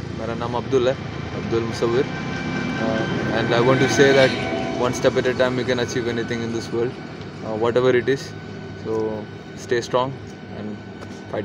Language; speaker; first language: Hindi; non-native, local second language; Malayalam